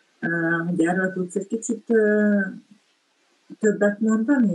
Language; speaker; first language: Hungarian; native; Hungarian